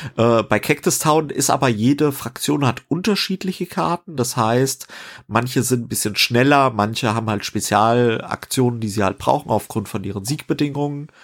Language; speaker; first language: German; native; German